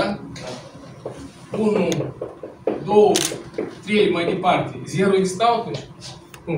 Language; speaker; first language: Romanian; non-native, local second language; Russian